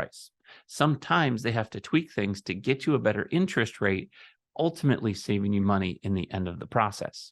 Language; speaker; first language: English; native; English